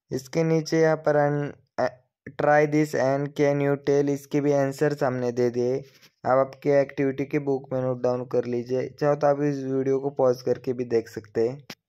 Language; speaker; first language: Hindi; non-native, local second language; Marathi